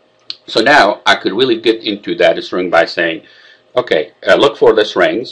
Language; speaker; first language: English; non-native, fluent; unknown